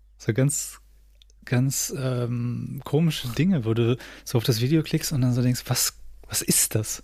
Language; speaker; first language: German; native; German